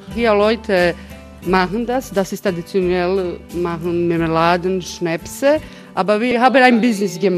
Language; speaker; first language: German; non-native, fluent; Croatian